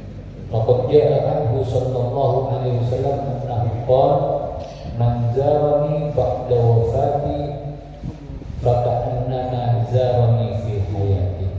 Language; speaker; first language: Arabic; non-native, fluent; Madurese